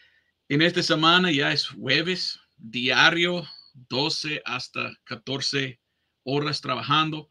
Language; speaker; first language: Spanish; non-native, fluent; English